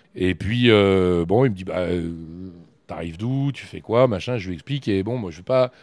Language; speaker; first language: French; native; French